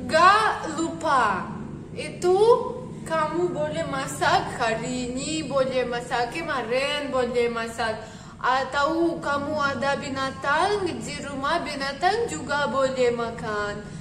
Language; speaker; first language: Indonesian; non-native, learner; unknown